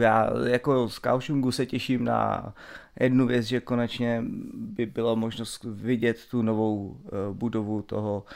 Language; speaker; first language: Czech; native; Czech